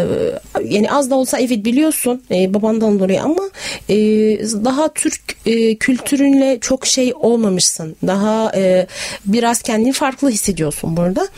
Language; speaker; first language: Turkish; non-native, fluent; Arabic